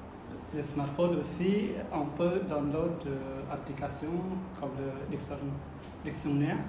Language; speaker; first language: French; non-native, learner; Khmer